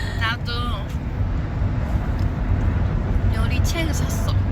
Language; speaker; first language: Korean; non-native, fluent; Chinese